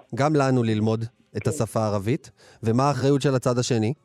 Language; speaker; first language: Hebrew; native; Hebrew